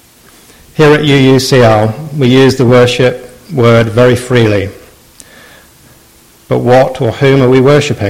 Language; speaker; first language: English; native; English